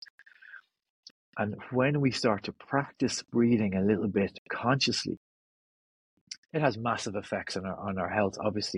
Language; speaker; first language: English; native; English